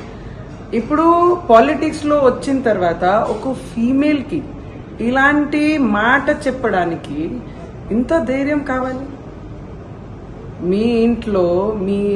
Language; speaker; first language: Telugu; non-native, learner; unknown